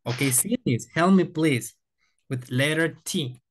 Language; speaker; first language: English; non-native, fluent; Spanish